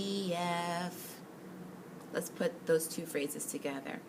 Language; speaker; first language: English; native; English